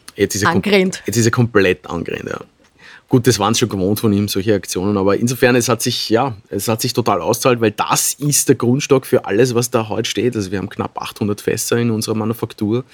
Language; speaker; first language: German; native; German